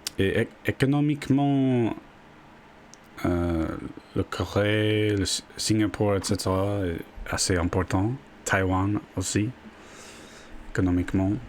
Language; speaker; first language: French; non-native, learner; English